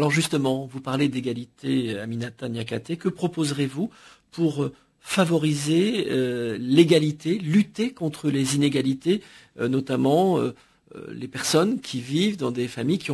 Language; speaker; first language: French; native; French